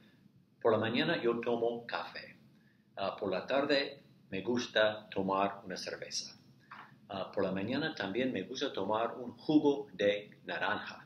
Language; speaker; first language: Spanish; non-native, fluent; English